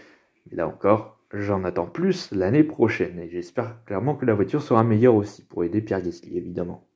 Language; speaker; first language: French; native; French